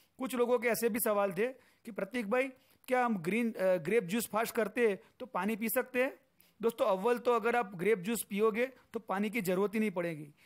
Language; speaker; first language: Hindi; non-native, local second language; Gujarati